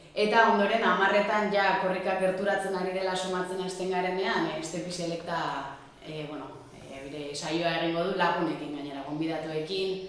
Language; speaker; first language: Basque; native; Basque